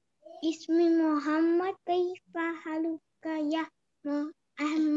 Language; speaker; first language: Arabic; non-native, learner; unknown